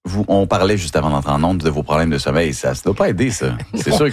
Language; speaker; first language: French; native; French